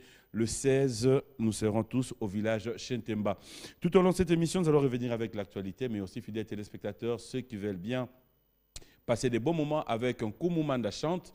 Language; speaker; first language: French; non-native, local second language; Lingala